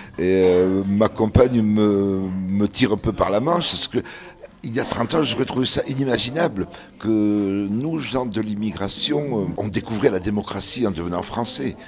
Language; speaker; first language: French; early bilingual, other home language; Kabyle